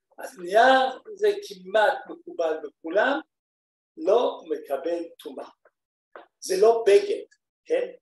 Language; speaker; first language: Hebrew; non-native, fluent; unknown